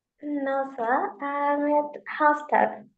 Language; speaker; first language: English; non-native, learner; Tamil